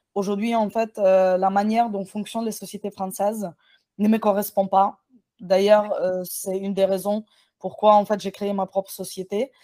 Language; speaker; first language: French; non-native, fluent; Ukrainian